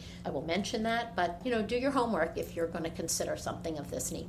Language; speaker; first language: English; native; English